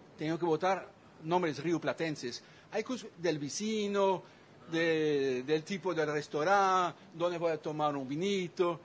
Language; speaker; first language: Spanish; non-native, fluent; Dutch